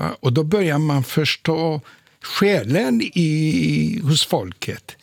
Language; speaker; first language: Swedish; non-native, fluent; Polish